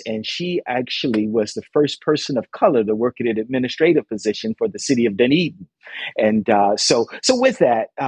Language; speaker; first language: English; native; English